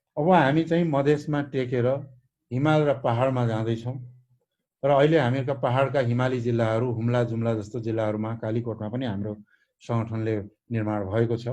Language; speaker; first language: Nepali; non-native, local second language; Maithili